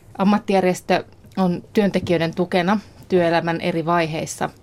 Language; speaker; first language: Finnish; native; Finnish